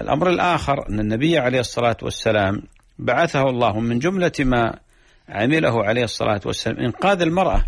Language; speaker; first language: Arabic; native; Arabic